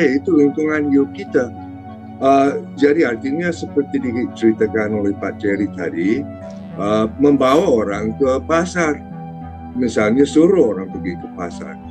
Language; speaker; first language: Indonesian; non-native, fluent; English